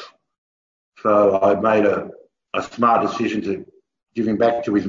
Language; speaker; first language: English; native; English